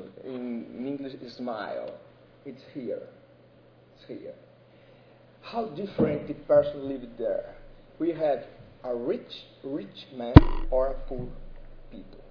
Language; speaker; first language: English; non-native, learner; Portuguese